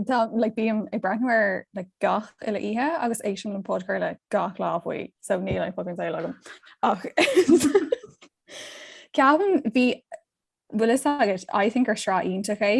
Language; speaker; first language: Irish; non-native, local second language; English